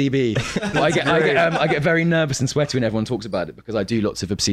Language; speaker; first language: English; native; English